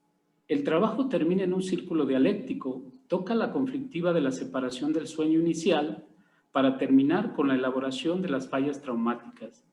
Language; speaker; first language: Spanish; native; Spanish